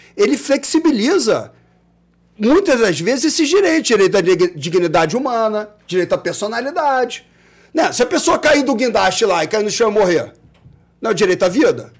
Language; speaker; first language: Portuguese; native; Portuguese